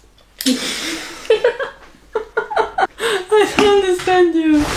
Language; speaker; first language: English; non-native, fluent; Italian